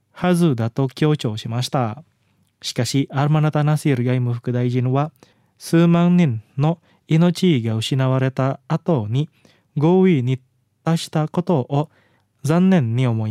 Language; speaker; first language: Japanese; non-native, fluent; Indonesian